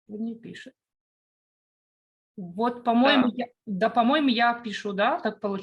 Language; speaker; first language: Russian; non-native, local second language; Gagauz